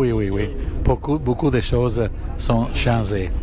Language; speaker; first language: French; non-native, learner; Italian